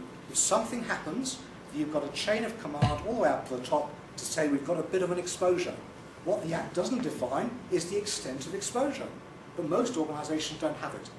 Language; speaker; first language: English; native; English